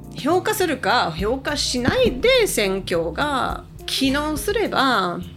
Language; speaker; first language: Japanese; non-native, fluent; English